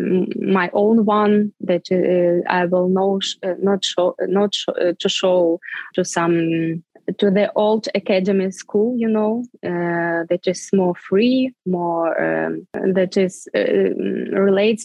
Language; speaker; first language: English; non-native, fluent; Ukrainian